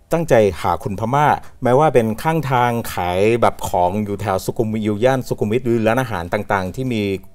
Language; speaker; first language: Thai; non-native, fluent; English